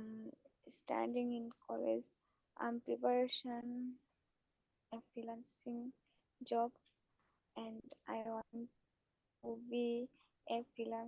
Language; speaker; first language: English; non-native, learner; Bangla